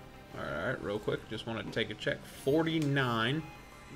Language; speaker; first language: English; native; English